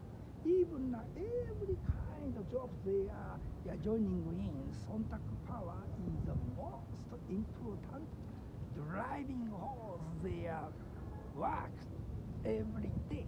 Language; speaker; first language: English; non-native, learner; Japanese